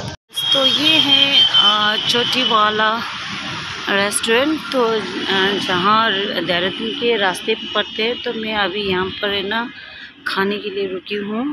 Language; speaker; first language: Hindi; non-native, local second language; Tibetan